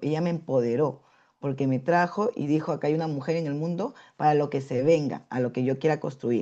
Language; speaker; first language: Spanish; native; Spanish